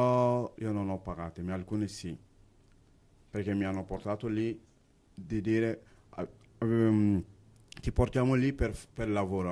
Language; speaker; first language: Italian; non-native, learner; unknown